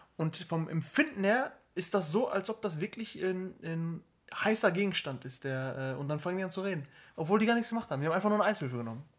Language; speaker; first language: German; early bilingual, other home language; Turkish